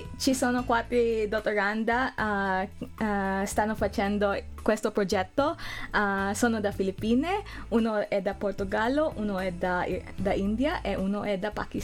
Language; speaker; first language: Italian; non-native, learner; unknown